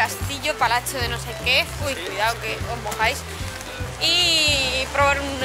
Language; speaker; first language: Spanish; native; Spanish